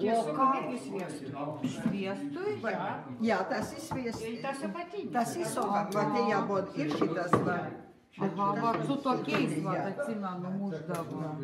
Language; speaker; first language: Lithuanian; native; Lithuanian